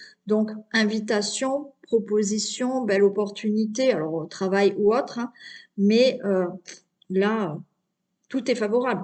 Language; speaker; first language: French; native; French